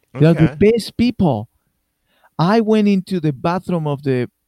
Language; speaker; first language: English; non-native, fluent; Spanish